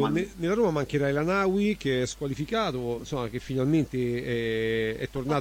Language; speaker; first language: Italian; native; Italian